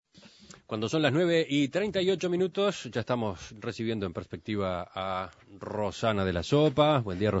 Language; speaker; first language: Spanish; native; Spanish